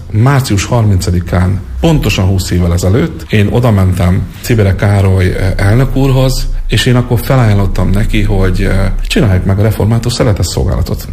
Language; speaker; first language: Hungarian; native; Hungarian